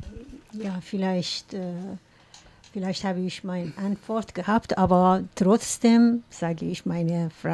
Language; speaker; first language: German; non-native, learner; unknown